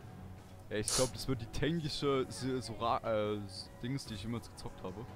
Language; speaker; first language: German; native; German